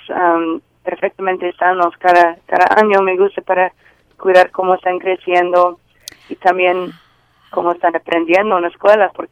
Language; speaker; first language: Spanish; non-native, learner; English